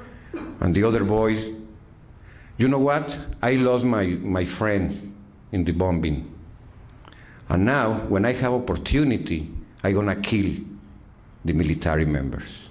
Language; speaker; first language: English; non-native, learner; Spanish